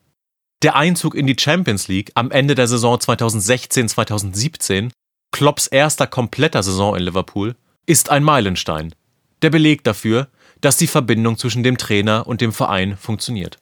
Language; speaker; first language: German; native; German